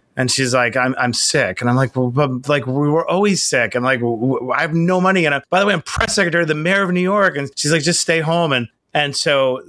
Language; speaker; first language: English; native; English